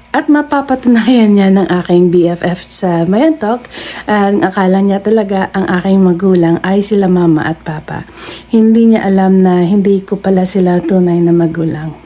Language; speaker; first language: Filipino; non-native, local second language; Iloko